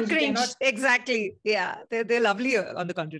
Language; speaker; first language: English; non-native, local second language; Hindi